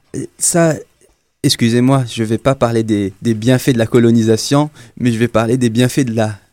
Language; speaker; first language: French; non-native, local second language; Arabic